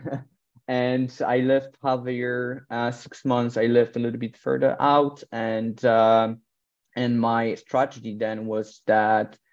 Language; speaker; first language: English; non-native, fluent; Polish